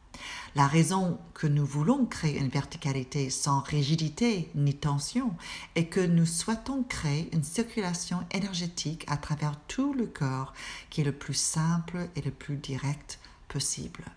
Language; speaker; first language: French; non-native, fluent; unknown